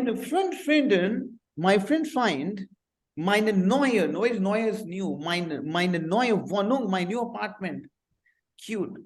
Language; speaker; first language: German; non-native, fluent; Hindi